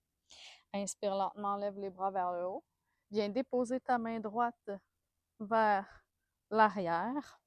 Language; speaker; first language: French; native; French